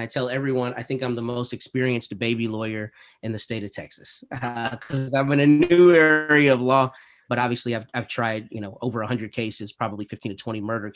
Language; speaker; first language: English; native; English